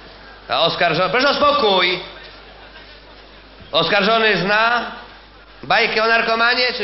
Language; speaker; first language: Polish; native; Polish